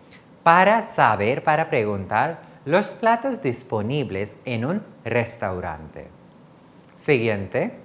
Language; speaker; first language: Spanish; non-native, fluent; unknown